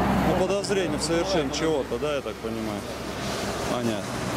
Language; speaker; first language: Russian; native; Russian